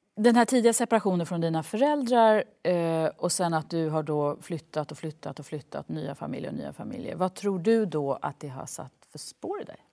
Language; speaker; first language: Swedish; native; Swedish